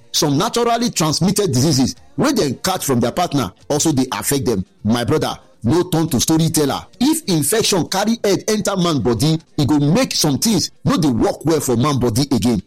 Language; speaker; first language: Nigerian Pidgin; non-native, local second language; Yoruba